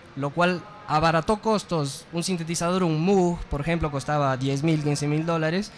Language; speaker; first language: Spanish; native; Spanish